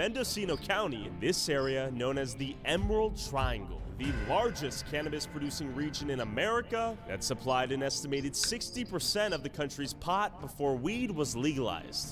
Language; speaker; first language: English; native; English